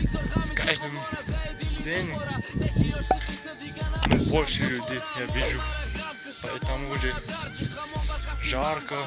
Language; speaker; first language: Russian; non-native, learner; Tajik